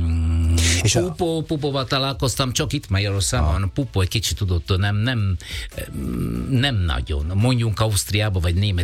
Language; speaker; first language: Hungarian; non-native, fluent; Italian